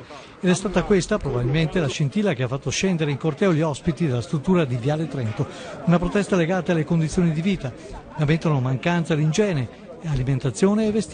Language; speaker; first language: Italian; native; Italian